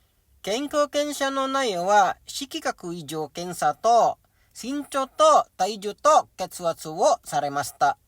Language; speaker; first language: Japanese; non-native, learner; Indonesian